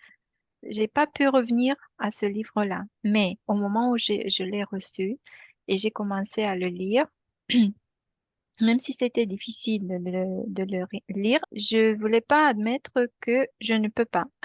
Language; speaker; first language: French; non-native, fluent; Romanian